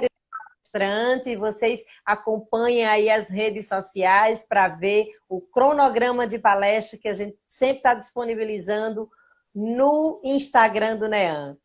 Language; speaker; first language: Portuguese; native; Portuguese